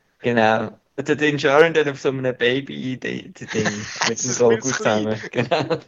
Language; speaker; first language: German; native; German